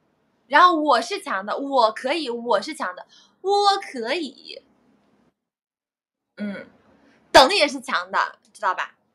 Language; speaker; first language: Chinese; native; Chinese